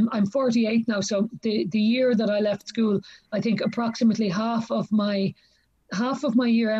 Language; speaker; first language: English; native; English